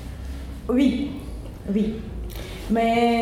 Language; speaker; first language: French; non-native, learner; Russian